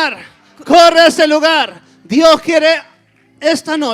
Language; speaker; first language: Spanish; native; Spanish